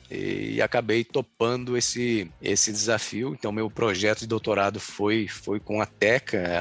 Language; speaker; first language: Portuguese; native; Portuguese